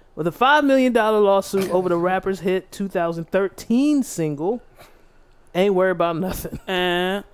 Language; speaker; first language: English; native; English